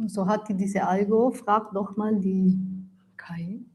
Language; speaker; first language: German; non-native, learner; Italian